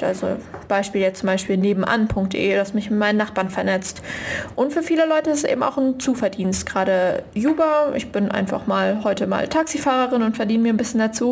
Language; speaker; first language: German; native; German